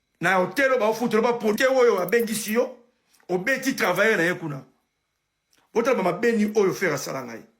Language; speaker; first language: Lingala; native; Lingala